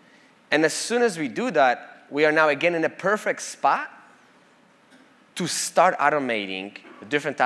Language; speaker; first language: English; non-native, fluent; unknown